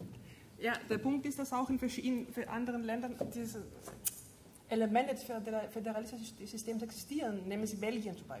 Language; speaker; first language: German; non-native, fluent; Greek